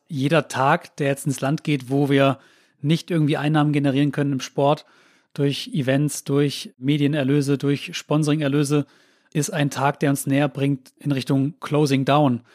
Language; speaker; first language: German; native; German